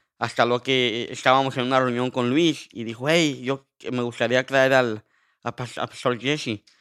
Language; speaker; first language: Spanish; early bilingual, heritage; Spanish